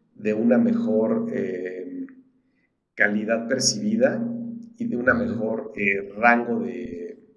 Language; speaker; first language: Spanish; native; Spanish